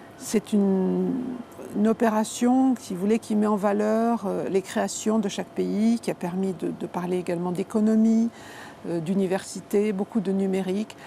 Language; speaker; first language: French; native; French